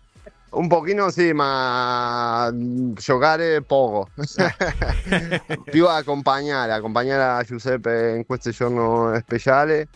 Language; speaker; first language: Italian; non-native, fluent; Spanish